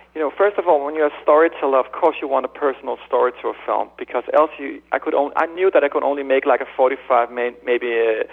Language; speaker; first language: English; non-native, fluent; Danish